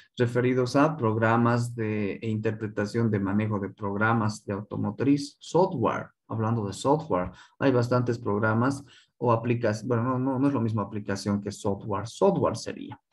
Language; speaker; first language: Spanish; non-native, local second language; Quechua